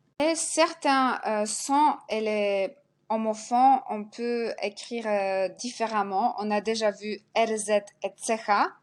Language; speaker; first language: French; non-native, fluent; Polish